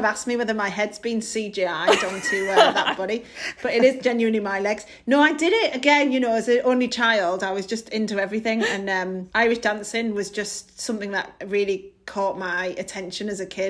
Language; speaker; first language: English; native; English